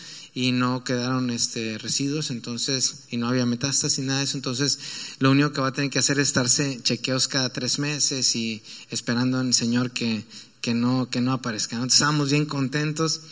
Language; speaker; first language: Spanish; native; Spanish